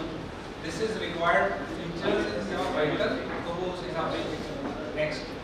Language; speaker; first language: English; non-native, local second language; Hindi